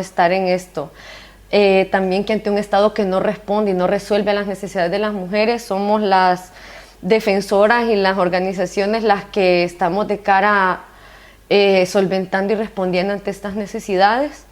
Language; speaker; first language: Spanish; native; Spanish